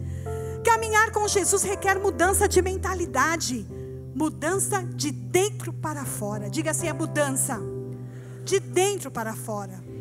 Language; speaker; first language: Portuguese; native; Portuguese